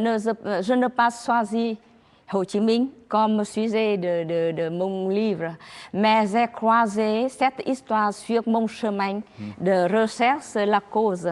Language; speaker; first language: French; non-native, learner; Vietnamese